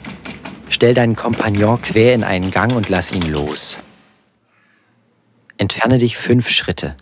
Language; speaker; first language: German; native; German